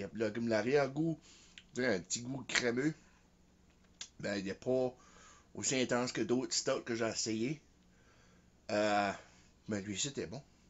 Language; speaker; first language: French; early bilingual, heritage; French